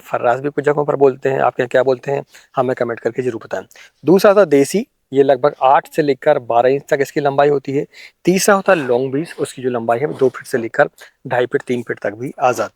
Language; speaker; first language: Hindi; native; Hindi